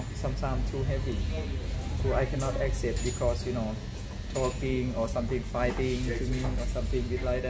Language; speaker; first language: English; non-native, learner; Thai